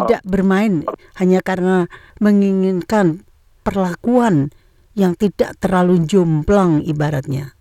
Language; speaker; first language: Indonesian; native; Indonesian